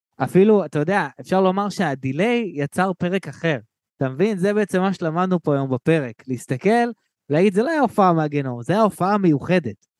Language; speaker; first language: Hebrew; native; Hebrew